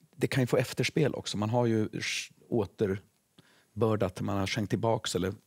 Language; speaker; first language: Swedish; native; Swedish